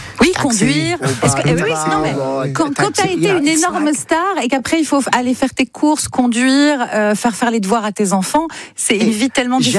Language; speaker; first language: French; native; French